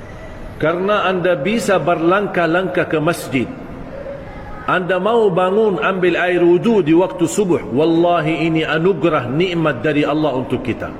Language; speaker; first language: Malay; non-native, fluent; Arabic